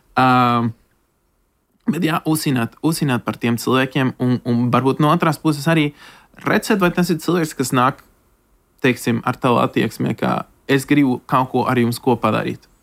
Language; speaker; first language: Latvian; non-native, fluent; Spanish